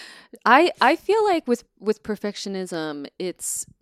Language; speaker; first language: English; early bilingual, other home language; Chinese